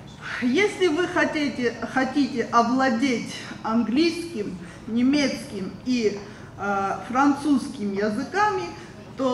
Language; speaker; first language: Russian; non-native, local second language; Ossetic